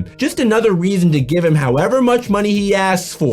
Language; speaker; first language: English; native; English